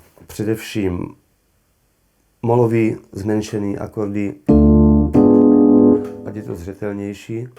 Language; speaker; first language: Czech; native; Czech